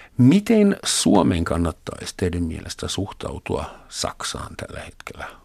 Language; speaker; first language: Finnish; non-native, fluent; German